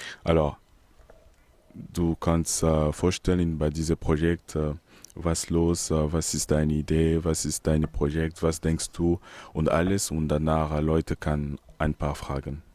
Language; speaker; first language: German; non-native, learner; Lingala